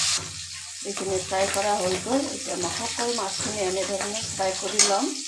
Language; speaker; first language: Assamese; non-native, local second language; Bangla